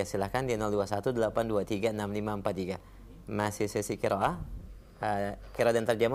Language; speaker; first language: Indonesian; native; Indonesian